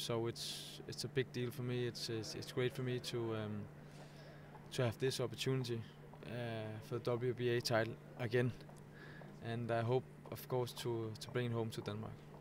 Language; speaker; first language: English; non-native, fluent; Danish